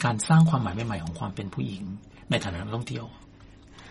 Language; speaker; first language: Thai; native; Thai